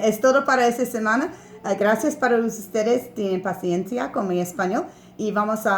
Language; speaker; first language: Spanish; non-native, learner; English